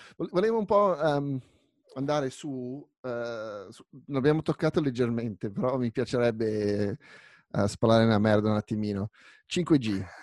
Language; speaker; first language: Italian; native; Italian